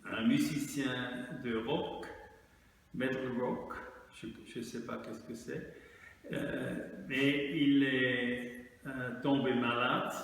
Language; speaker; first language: French; non-native, fluent; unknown